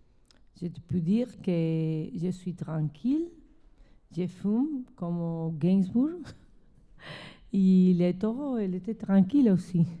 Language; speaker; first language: French; non-native, learner; Spanish